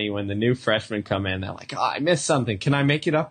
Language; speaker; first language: English; native; English